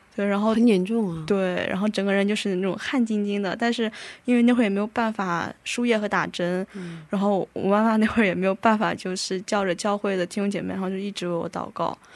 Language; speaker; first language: Chinese; native; Chinese